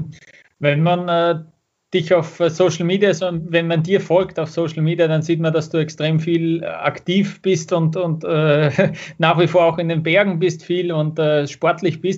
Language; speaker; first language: German; native; German